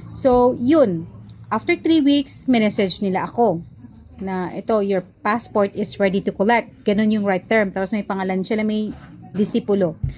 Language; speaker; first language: Filipino; non-native, local second language; Cebuano